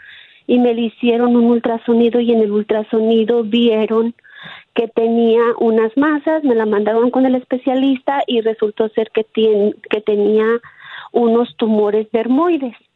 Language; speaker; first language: Spanish; native; Spanish